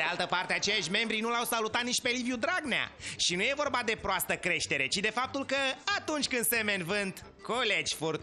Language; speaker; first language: Romanian; native; Romanian